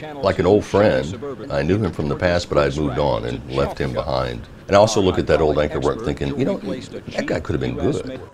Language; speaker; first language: English; native; English